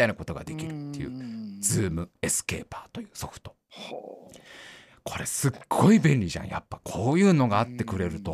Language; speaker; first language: Japanese; native; Japanese